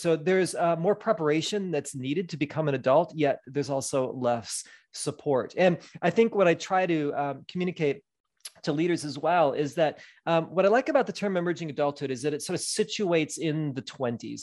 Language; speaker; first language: English; native; English